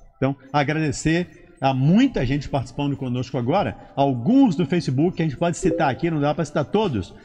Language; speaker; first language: Portuguese; native; Portuguese